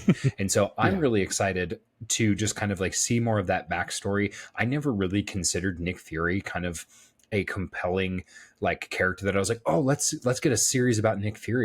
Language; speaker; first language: English; native; English